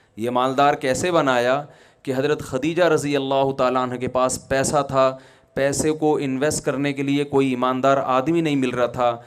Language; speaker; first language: Urdu; native; Urdu